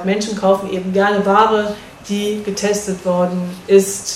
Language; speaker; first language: German; native; German